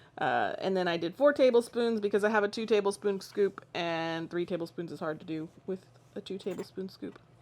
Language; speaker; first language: English; native; English